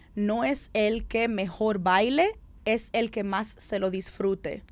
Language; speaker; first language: Spanish; early bilingual, heritage; Spanish